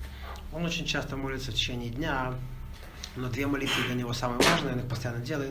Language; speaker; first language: Russian; native; Russian